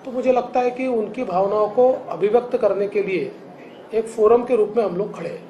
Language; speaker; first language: Hindi; non-native, local second language; Marathi